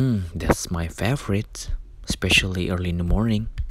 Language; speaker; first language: English; non-native, fluent; Indonesian